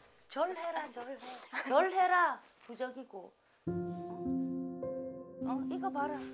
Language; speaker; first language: Korean; native; Korean